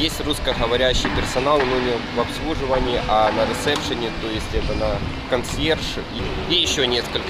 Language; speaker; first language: Russian; native; Russian